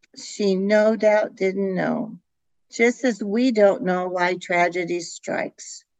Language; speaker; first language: English; early bilingual, other home language; Dutch